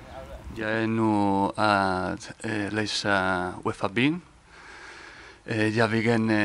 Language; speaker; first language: Danish; non-native, learner; Spanish